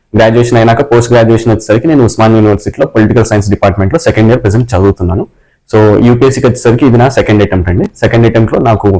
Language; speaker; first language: Telugu; native; Telugu